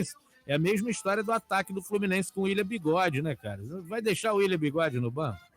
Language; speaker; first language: Portuguese; native; Portuguese